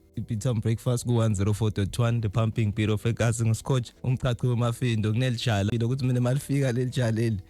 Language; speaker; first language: Zulu; native; Zulu